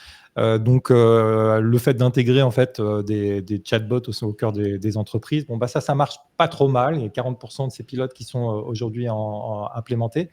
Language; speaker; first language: French; native; French